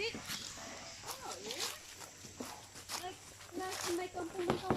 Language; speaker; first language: English; non-native, local second language; Malay